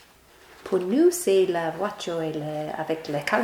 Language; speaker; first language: French; non-native, learner; English